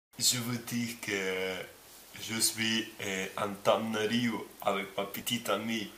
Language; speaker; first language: French; non-native, learner; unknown